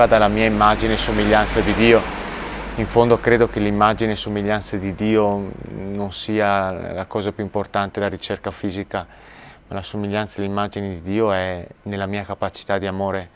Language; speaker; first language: Italian; native; Italian